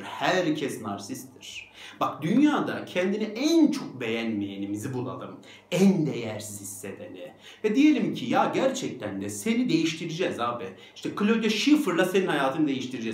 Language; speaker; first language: Turkish; native; Turkish